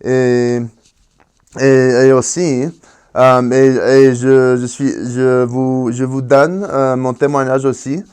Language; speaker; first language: French; non-native, fluent; Spanish